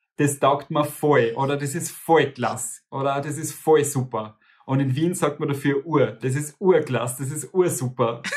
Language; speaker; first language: German; native; German